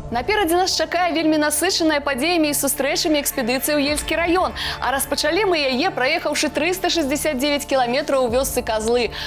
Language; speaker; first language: Belarusian; native; Belarusian